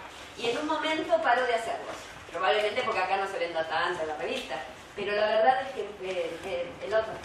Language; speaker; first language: Spanish; native; Spanish